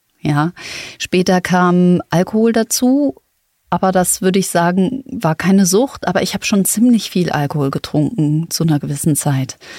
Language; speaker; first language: German; native; German